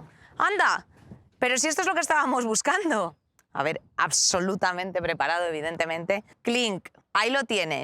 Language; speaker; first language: Spanish; native; Spanish